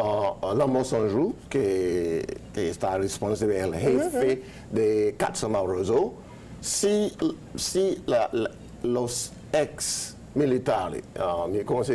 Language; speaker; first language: Spanish; non-native, learner; Haitian Creole